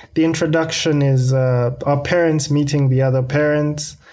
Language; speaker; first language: English; non-native, local second language; Ganda